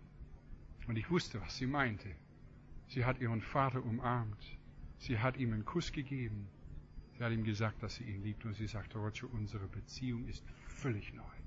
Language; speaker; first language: German; non-native, fluent; English